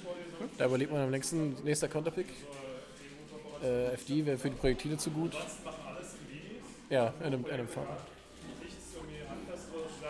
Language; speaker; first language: German; native; German